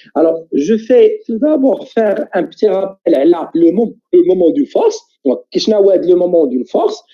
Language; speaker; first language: French; non-native, local second language; Arabic